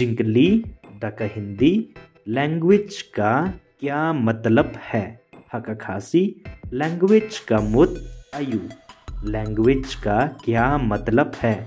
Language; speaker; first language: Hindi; non-native, local second language; Khasi